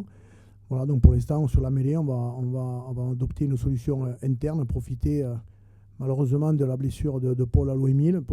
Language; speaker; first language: French; native; French